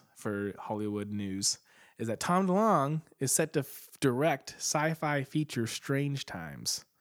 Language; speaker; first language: English; native; English